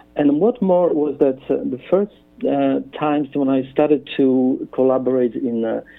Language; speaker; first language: English; non-native, fluent; Polish